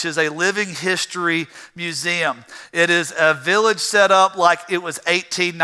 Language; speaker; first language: English; native; English